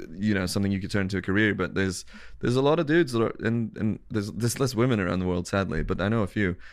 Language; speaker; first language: English; non-native, fluent; Dutch